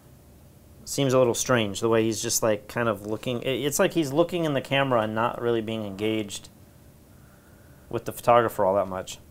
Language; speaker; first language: English; native; English